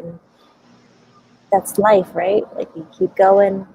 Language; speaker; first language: English; native; English